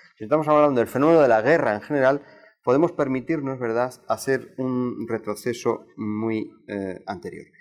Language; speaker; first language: Spanish; native; Spanish